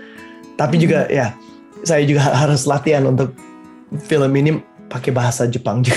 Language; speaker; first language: Indonesian; early bilingual, heritage; Indonesian